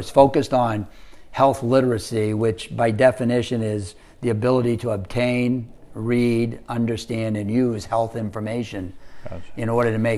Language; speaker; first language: English; native; English